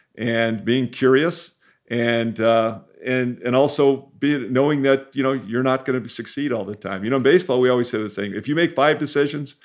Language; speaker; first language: English; native; English